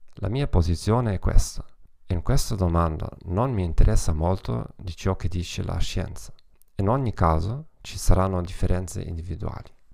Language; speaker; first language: Italian; non-native, learner; German